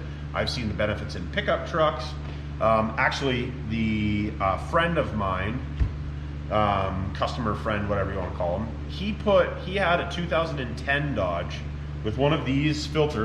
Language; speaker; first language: English; native; English